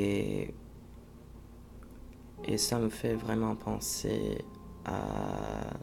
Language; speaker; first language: French; non-native, fluent; English